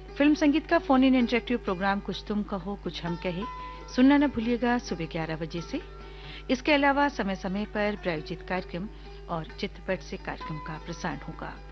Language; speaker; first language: Hindi; native; Hindi